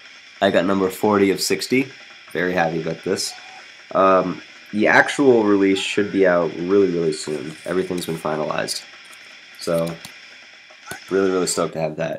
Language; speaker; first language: English; native; English